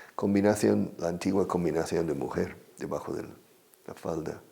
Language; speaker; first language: Spanish; non-native, fluent; English